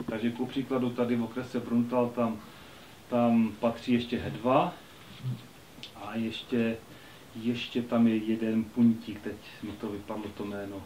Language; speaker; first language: Czech; native; Czech